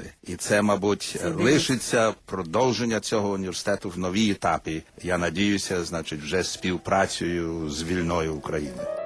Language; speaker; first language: Ukrainian; early bilingual, heritage; Ukrainian